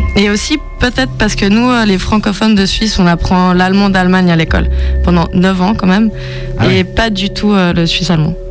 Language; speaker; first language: French; native; French